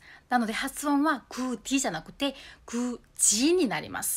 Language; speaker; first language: Japanese; non-native, fluent; Korean